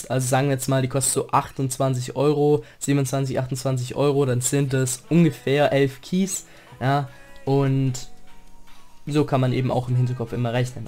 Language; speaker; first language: German; native; German